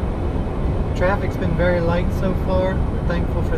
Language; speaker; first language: English; native; English